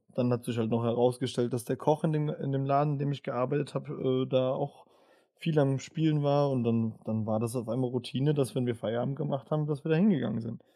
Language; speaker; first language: German; native; German